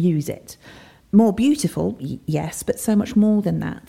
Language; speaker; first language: English; native; English